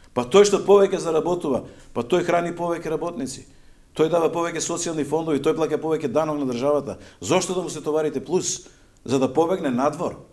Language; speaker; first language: Macedonian; native; Macedonian